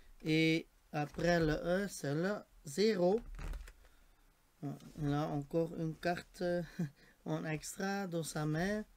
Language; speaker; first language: French; non-native, local second language; Dutch